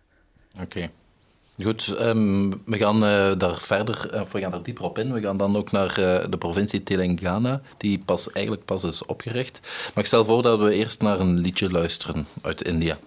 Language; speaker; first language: Dutch; native; Dutch